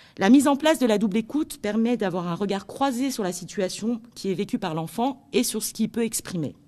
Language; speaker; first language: French; native; French